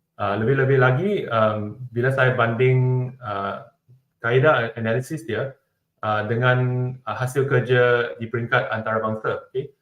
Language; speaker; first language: Malay; non-native, local second language; Chinese